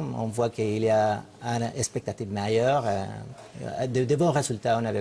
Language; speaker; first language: French; non-native, fluent; Spanish